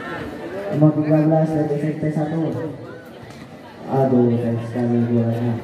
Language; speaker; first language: Malay; native; Malay